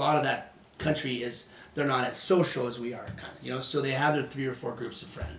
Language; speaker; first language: English; non-native, fluent; Swedish